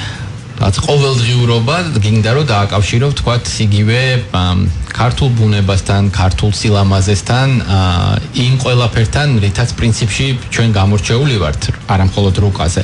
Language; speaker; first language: Georgian; native; Georgian